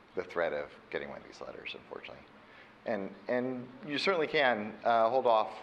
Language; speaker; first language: English; native; English